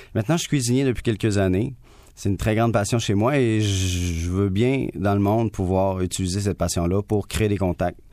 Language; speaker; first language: French; native; French